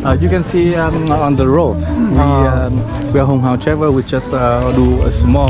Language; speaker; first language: English; non-native, fluent; Vietnamese